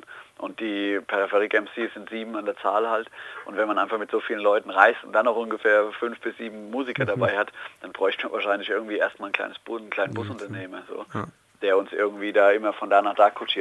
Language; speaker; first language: German; native; German